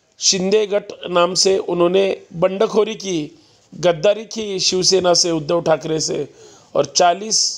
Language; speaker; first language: Hindi; non-native, local second language; Marathi